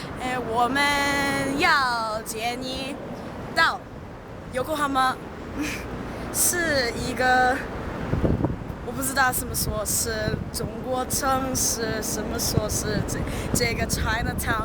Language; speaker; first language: Chinese; non-native, learner; English